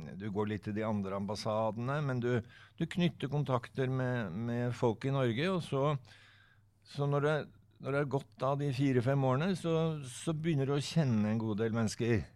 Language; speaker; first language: Norwegian; native; Norwegian